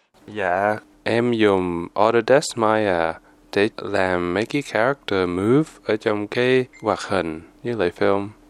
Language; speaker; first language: Vietnamese; early bilingual, heritage; Vietnamese